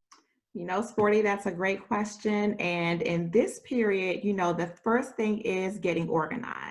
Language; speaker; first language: English; native; English